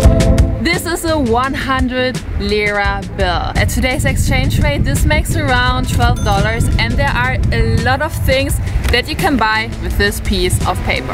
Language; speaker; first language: English; non-native, fluent; German